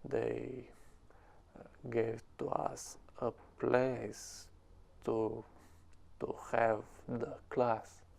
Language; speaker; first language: English; non-native, learner; Romanian